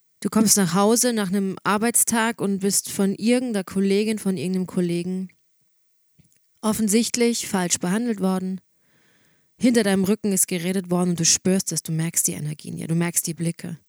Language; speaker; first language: German; native; German